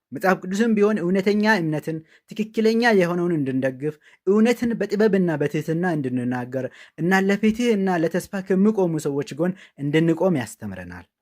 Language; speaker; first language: Amharic; non-native, local second language; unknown